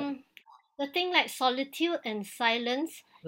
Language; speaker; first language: English; native; English